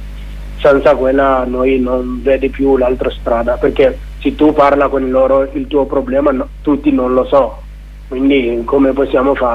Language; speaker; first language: Italian; non-native, learner; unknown